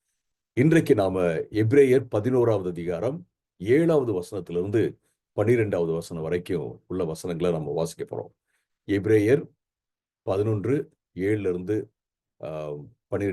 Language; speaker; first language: Tamil; native; Tamil